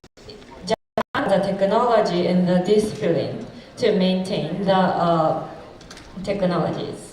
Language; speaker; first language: English; non-native, fluent; Japanese